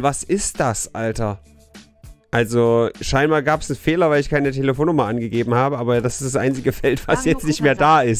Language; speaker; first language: German; native; German